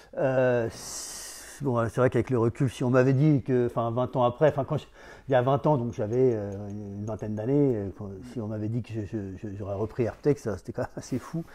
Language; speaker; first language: French; native; French